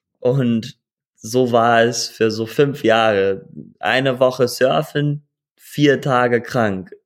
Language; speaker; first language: German; early bilingual, heritage; German